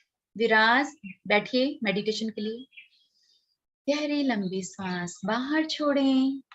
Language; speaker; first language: Hindi; native; Hindi